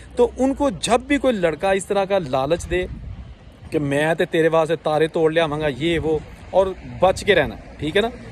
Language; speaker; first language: Hindi; non-native, local second language; Punjabi